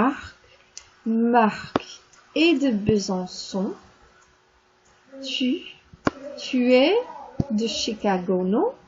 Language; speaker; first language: French; non-native, fluent; English